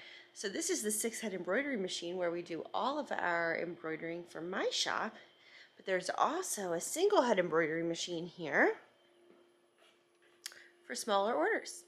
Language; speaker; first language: English; native; English